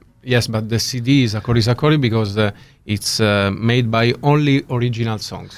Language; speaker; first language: English; non-native, learner; Italian